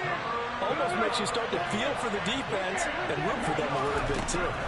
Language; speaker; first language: English; native; English